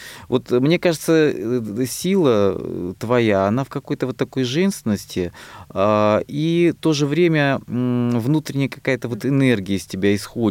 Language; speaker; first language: Russian; native; Russian